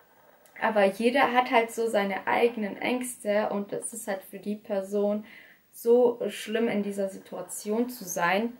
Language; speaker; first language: German; early bilingual, other home language; Russian